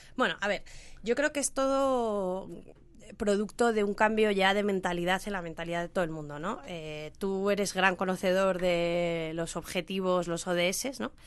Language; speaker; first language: Spanish; native; Spanish